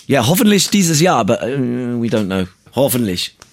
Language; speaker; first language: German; non-native, learner; English